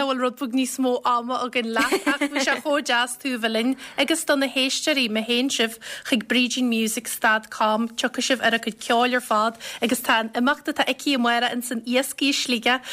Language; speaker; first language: Irish; native; Irish